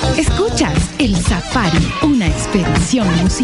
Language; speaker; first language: Spanish; native; Spanish